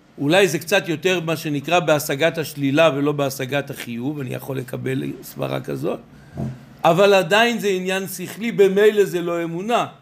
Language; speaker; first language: Hebrew; native; Hebrew